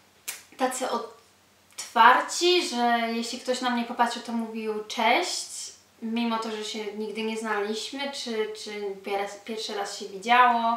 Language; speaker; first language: Polish; early bilingual, heritage; Polish